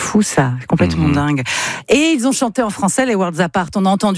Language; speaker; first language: French; native; French